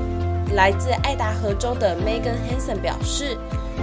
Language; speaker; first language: Chinese; native; Chinese